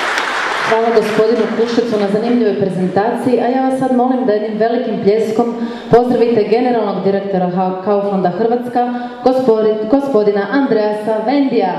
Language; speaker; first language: Croatian; native; Croatian